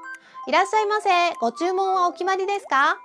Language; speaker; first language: Japanese; native; Japanese